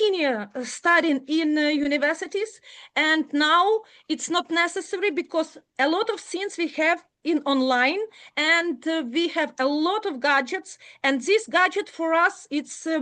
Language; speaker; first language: English; non-native, learner; Ukrainian